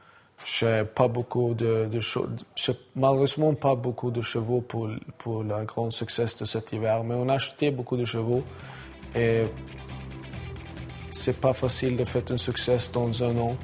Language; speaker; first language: French; non-native, learner; Swedish